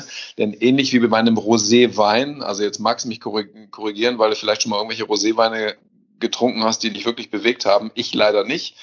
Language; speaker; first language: German; native; German